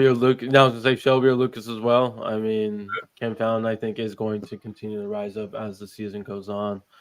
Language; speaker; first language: English; native; English